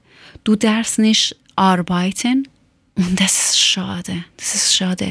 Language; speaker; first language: German; non-native, learner; Persian